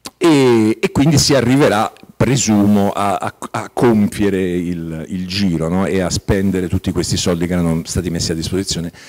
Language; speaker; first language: Italian; native; Italian